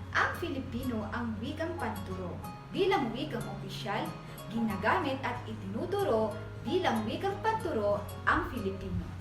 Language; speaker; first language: Filipino; non-native, local second language; Maranao